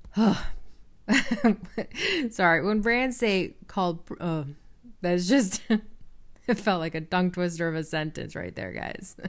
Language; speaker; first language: English; native; English